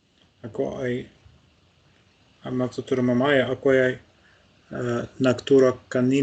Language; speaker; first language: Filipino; non-native, learner; Russian